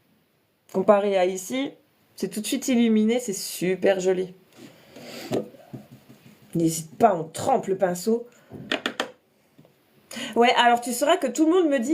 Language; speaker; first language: French; native; French